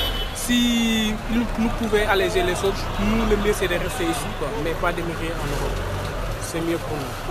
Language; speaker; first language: French; non-native, local second language; Wolof